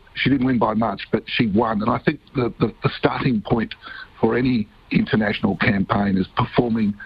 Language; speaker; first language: English; native; English